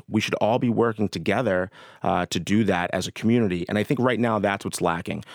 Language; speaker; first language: English; native; English